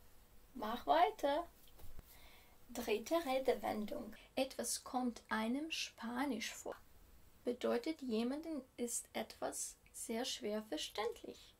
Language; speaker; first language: German; non-native, fluent; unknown